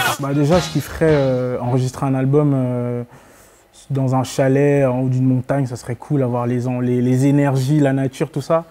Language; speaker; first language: French; native; French